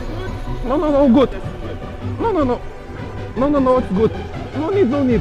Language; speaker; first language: English; non-native, learner; Russian